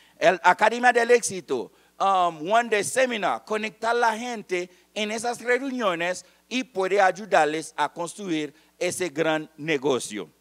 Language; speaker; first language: Spanish; non-native, fluent; Haitian Creole